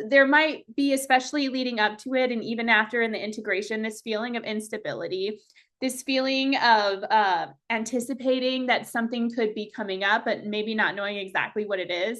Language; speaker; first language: English; native; English